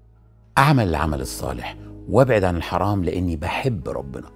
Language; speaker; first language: Arabic; native; Arabic